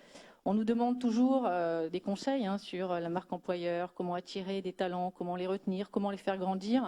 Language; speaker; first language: French; native; French